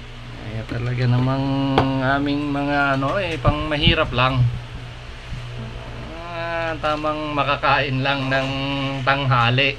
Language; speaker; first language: Filipino; non-native, local second language; Hiligaynon